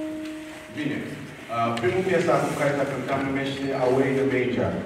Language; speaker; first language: Romanian; non-native, learner; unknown